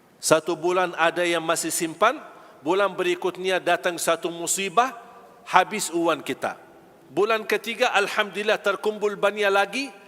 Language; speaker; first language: Malay; non-native, fluent; Arabic